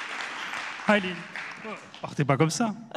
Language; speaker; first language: French; native; French